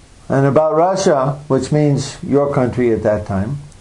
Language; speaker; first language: English; native; English